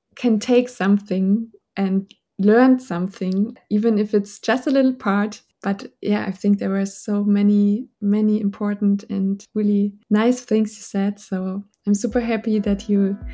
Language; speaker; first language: English; non-native, fluent; German